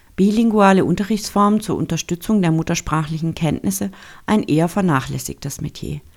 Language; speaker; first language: German; native; German